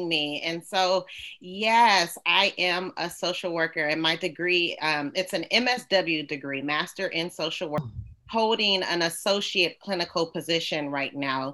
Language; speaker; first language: English; native; English